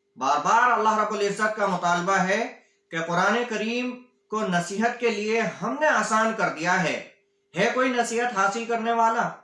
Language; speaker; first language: Urdu; native; Urdu